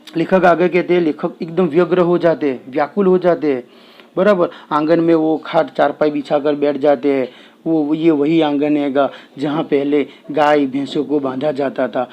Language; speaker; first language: Hindi; non-native, local second language; Gujarati